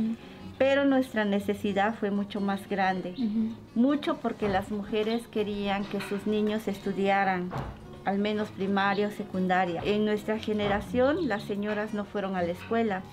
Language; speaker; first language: Spanish; non-native, local second language; Zapotec